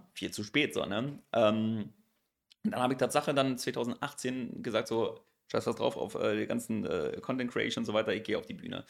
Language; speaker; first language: German; native; German